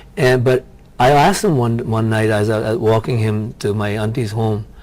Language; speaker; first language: English; non-native, local second language; Punjabi